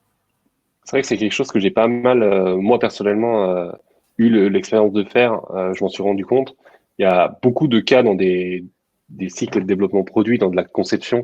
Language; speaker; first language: French; native; French